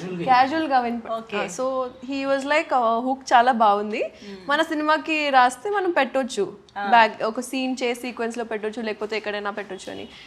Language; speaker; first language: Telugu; non-native, local second language; Urdu